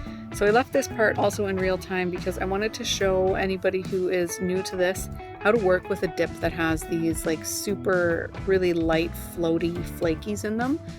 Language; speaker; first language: English; native; English